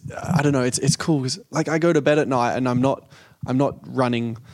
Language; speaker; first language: English; native; English